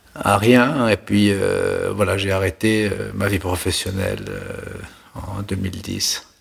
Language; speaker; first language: French; non-native, local second language; Arabic